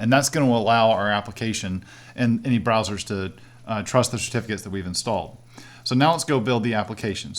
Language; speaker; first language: English; native; English